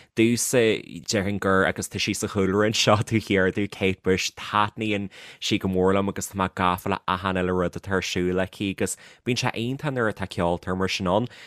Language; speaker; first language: Irish; native; Irish